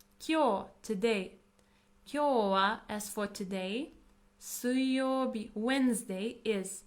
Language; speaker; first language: Japanese; non-native, fluent; English